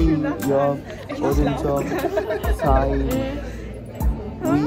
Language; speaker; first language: Korean; non-native, learner; German